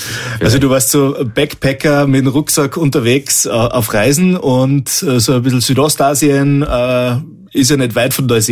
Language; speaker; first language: German; native; German